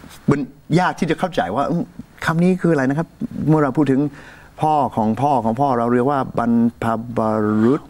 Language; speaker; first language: Thai; non-native, fluent; English